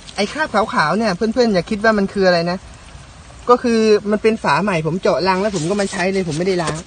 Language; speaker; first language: Thai; non-native, local second language; Northern Khmer